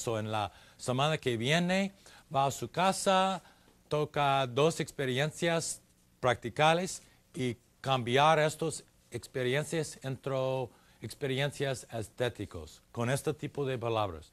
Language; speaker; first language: Spanish; non-native, learner; English